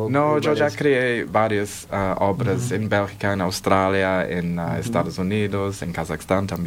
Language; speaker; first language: Spanish; non-native, learner; English